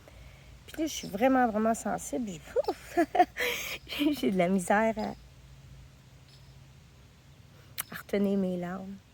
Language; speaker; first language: French; native; French